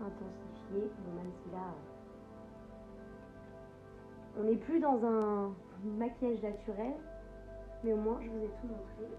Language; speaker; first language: French; native; French